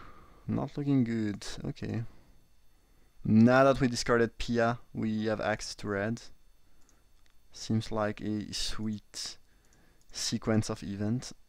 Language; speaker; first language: English; non-native, fluent; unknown